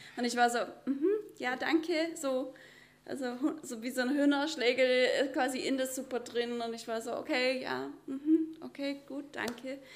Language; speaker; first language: German; non-native, fluent; English